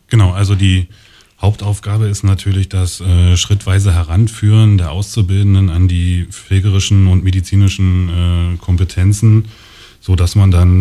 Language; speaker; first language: German; native; German